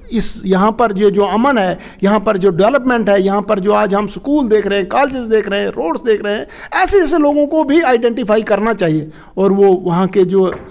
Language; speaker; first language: Hindi; non-native, local second language; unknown